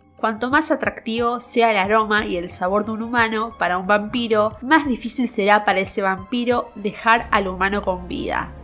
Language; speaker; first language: Spanish; native; Spanish